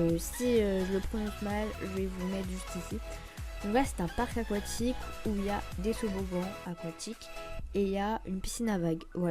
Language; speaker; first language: French; native; French